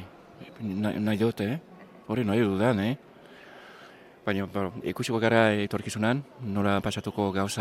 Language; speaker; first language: Basque; non-native, learner; English